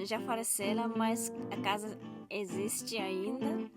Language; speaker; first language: Portuguese; non-native, learner; Japanese